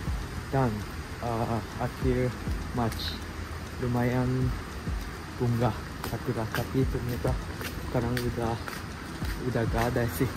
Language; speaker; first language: Indonesian; non-native, fluent; Japanese